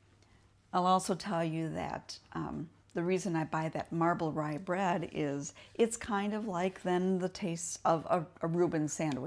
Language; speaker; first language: English; native; English